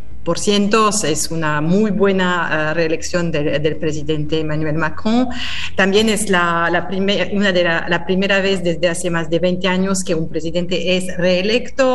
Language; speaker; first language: Spanish; non-native, fluent; French